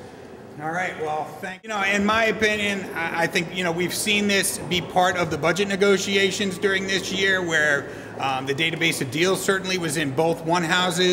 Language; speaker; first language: English; native; English